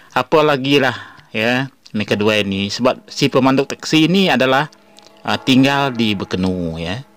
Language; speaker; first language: Malay; non-native, local second language; Iban